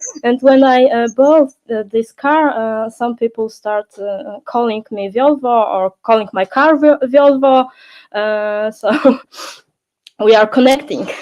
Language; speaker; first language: English; non-native, learner; Polish